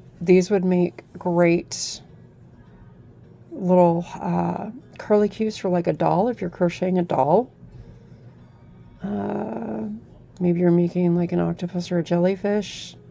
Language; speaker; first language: English; native; English